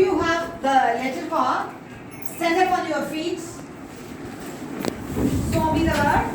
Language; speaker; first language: English; non-native, local second language; Tamil